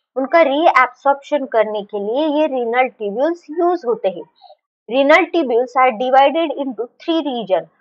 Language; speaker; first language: Hindi; non-native, local second language; Marathi